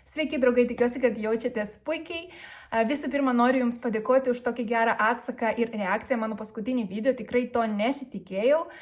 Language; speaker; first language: Lithuanian; early bilingual, other home language; Spanish